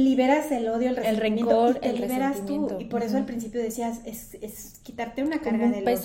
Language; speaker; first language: Spanish; native; Spanish